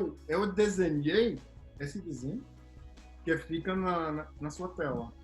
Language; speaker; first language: Portuguese; non-native, fluent; English